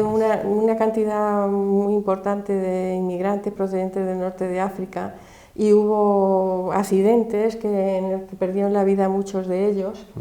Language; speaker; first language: Spanish; native; Spanish